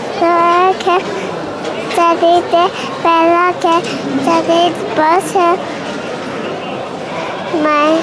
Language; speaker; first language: Persian; early bilingual, heritage; Persian